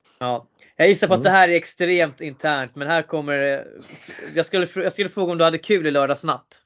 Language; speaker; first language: Swedish; native; Swedish